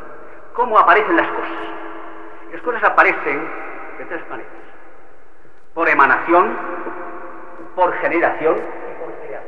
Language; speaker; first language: Spanish; native; Spanish